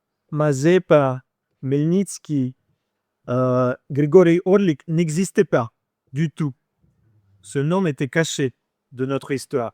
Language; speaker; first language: French; non-native, fluent; Ukrainian